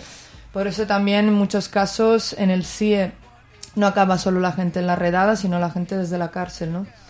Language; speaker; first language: Spanish; native; Spanish